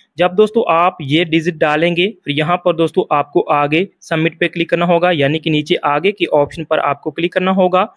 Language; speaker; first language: Hindi; non-native, local second language; Punjabi